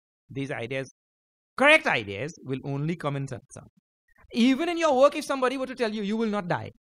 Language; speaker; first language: English; early bilingual, other home language; Hindi